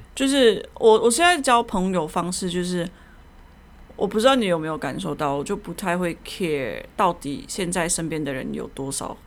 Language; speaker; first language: Chinese; native; Chinese